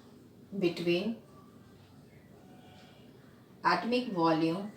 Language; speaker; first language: English; non-native, local second language; Hindi